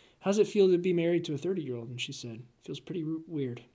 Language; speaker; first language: English; native; English